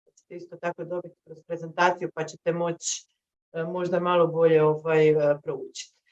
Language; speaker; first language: Croatian; native; Croatian